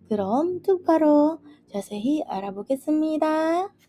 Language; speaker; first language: Korean; non-native, fluent; Indonesian